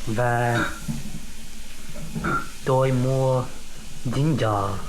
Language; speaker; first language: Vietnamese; non-native, learner; English